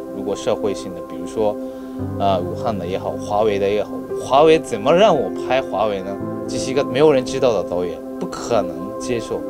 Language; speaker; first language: Chinese; non-native, fluent; Japanese